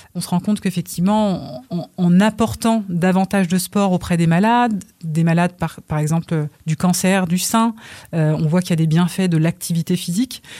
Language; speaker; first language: French; early bilingual, other home language; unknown